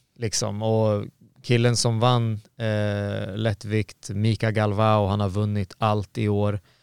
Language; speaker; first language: Swedish; native; Swedish